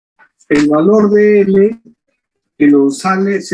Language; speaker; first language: Spanish; native; Spanish